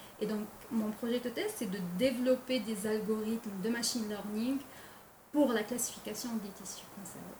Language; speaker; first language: French; non-native, local second language; Arabic